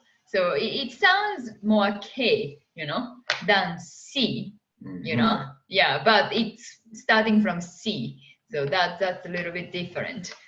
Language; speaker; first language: English; non-native, fluent; Japanese